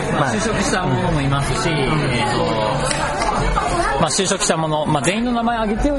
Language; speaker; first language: Japanese; native; Japanese